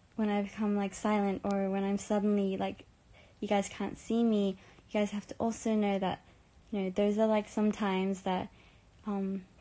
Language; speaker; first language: English; early bilingual, other home language; Korean